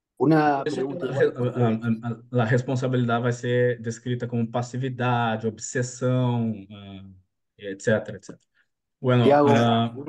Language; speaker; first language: Spanish; non-native, learner; Portuguese